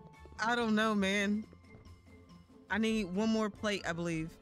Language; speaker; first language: English; native; English